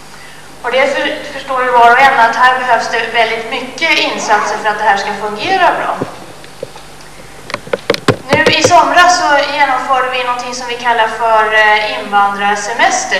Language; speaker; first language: Swedish; native; Swedish